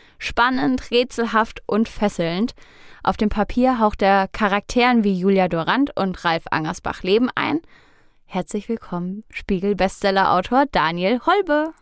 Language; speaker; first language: German; native; German